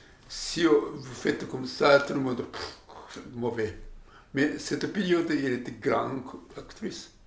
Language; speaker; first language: French; non-native, learner; Japanese